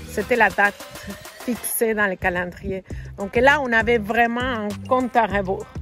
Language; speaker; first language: French; non-native, fluent; Spanish